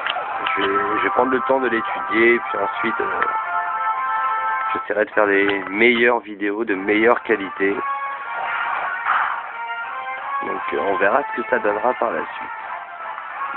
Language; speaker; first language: French; native; French